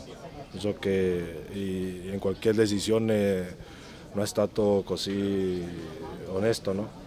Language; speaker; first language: Italian; non-native, fluent; Spanish